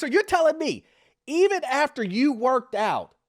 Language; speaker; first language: English; native; English